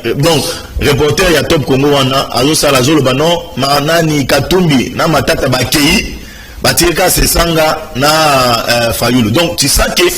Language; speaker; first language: Lingala; non-native, local second language; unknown